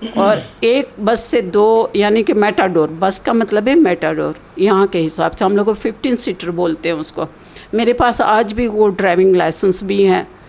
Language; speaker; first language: Hindi; native; Hindi